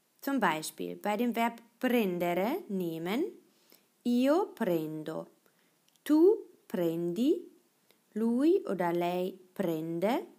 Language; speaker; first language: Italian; non-native, fluent; German